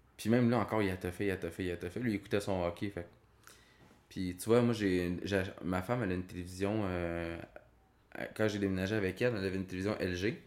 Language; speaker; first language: French; native; French